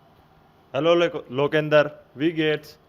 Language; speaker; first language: German; non-native, learner; Hindi